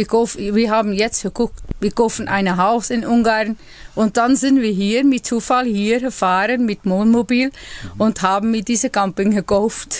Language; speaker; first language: German; non-native, learner; Dutch